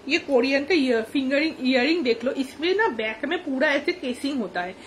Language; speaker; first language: Hindi; non-native, local second language; Bangla